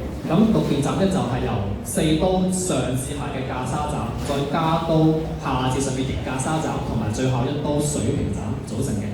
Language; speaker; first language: Cantonese; native; Cantonese